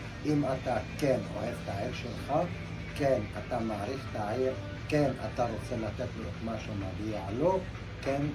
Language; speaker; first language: Hebrew; non-native, local second language; Arabic